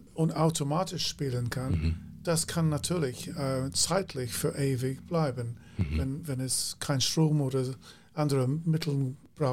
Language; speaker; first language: German; non-native, fluent; English